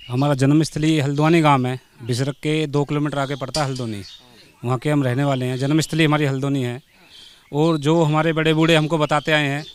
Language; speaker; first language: Hindi; native; Hindi